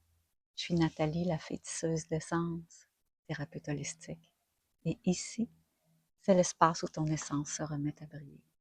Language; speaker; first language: French; native; French